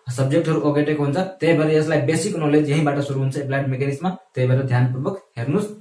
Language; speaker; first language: Nepali; non-native, local second language; Maithili